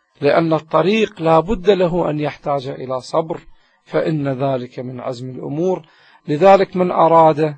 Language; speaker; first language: Arabic; native; Arabic